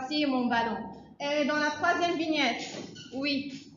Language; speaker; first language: French; non-native, fluent; Arabic